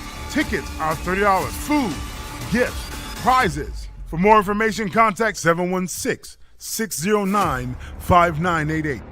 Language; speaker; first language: English; native; English